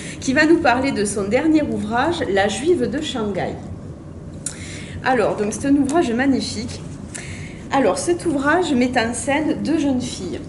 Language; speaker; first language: French; native; French